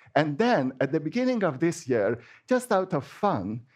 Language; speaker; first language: English; non-native, fluent; Hungarian